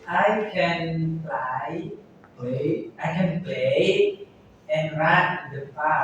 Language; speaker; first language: English; non-native, learner; Indonesian